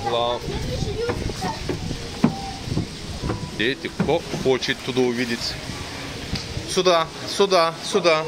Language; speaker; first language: Russian; non-native, learner; Turkish